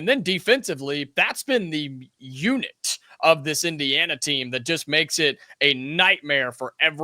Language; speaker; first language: English; native; English